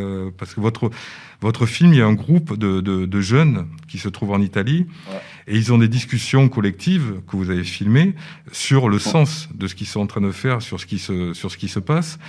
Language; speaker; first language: French; native; French